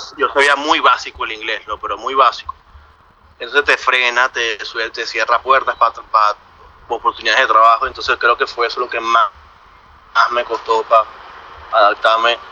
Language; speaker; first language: Spanish; native; Spanish